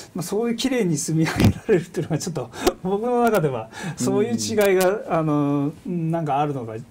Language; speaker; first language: Japanese; native; Japanese